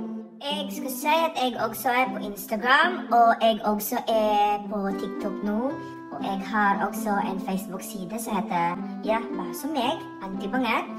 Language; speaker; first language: Norwegian; non-native, fluent; Iloko